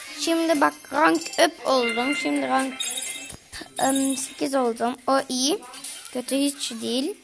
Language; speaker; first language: Turkish; early bilingual, heritage; Turkish